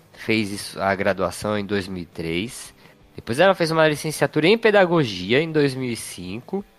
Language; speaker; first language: Portuguese; native; Portuguese